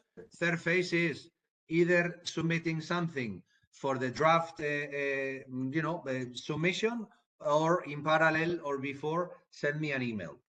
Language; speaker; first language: English; non-native, fluent; Spanish